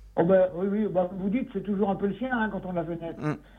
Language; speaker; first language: French; native; French